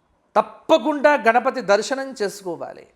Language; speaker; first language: Telugu; native; Telugu